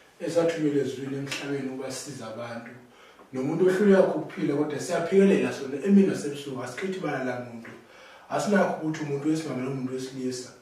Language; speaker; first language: Zulu; native; Zulu